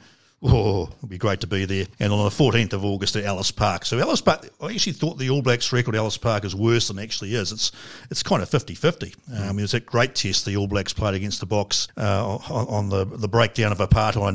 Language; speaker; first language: English; native; English